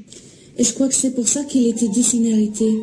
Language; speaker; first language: French; non-native, learner; English